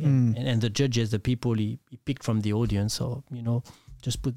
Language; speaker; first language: English; non-native, fluent; French